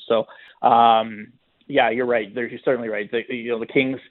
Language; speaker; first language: English; native; English